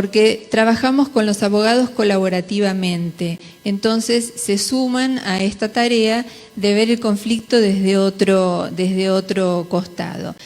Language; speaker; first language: Spanish; native; Spanish